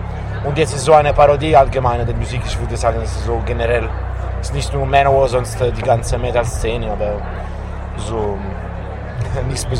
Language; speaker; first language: German; non-native, fluent; Italian